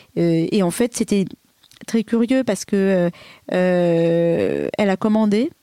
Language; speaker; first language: French; early bilingual, other home language; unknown